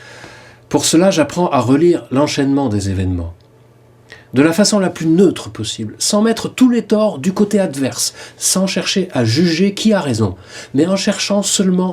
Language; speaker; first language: French; native; French